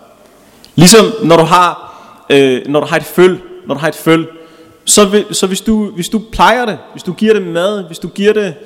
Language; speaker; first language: Danish; early bilingual, other home language; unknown